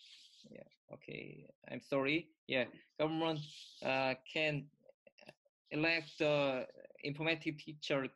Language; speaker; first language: English; non-native, learner; Korean